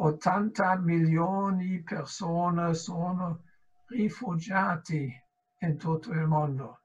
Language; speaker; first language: Italian; non-native, fluent; German